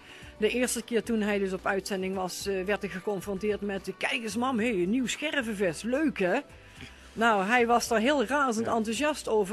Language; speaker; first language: Dutch; native; Dutch